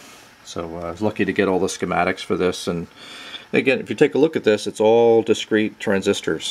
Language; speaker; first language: English; native; English